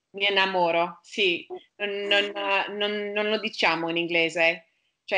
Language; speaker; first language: Italian; non-native, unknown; English